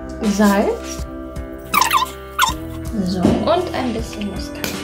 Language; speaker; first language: German; native; German